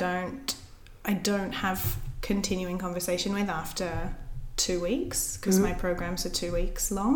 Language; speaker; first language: English; native; English